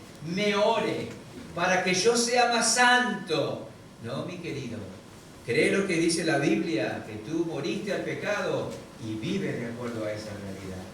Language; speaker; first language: Spanish; native; Spanish